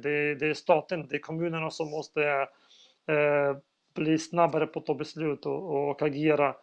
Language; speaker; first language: Swedish; non-native, fluent; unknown